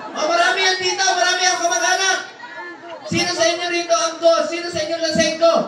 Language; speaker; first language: Filipino; non-native, local second language; Cebuano